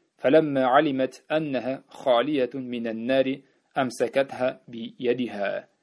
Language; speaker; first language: Arabic; non-native, fluent; Uzbek